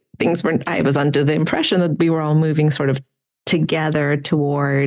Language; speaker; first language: English; non-native, fluent; Russian